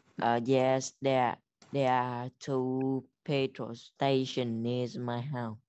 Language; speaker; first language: English; non-native, learner; Vietnamese